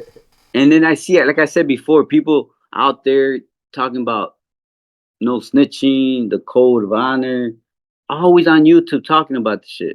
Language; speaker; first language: English; native; English